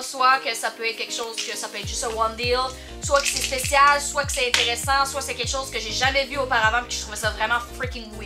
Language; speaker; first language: French; native; French